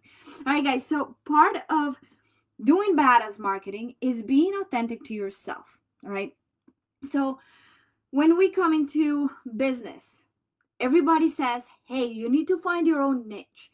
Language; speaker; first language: English; non-native, fluent; Spanish